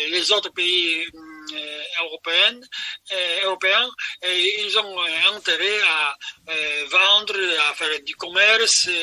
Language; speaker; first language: French; non-native, fluent; Polish